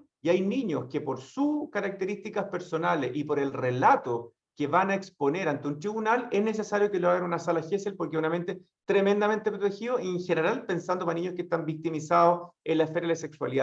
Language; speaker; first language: Spanish; native; Spanish